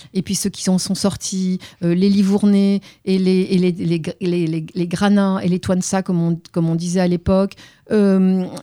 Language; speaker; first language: French; native; French